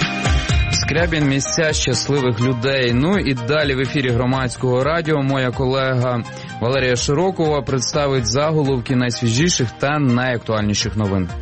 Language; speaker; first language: Ukrainian; native; Ukrainian